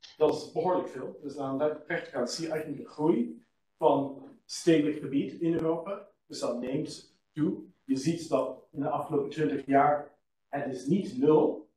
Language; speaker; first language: Dutch; non-native, fluent; English